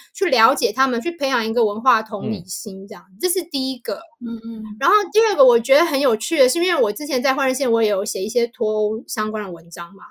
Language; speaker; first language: Chinese; native; Chinese